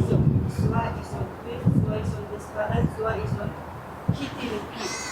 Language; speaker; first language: French; non-native, learner; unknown